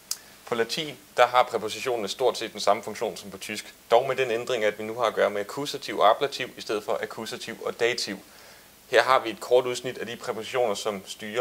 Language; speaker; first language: Danish; native; Danish